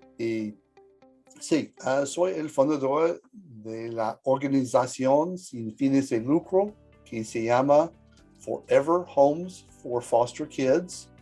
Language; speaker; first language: Spanish; early bilingual, heritage; English